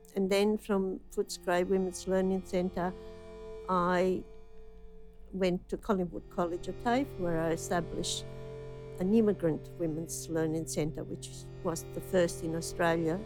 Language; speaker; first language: English; non-native, fluent; Italian